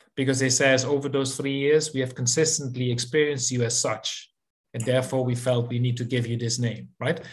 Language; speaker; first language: English; non-native, fluent; Dutch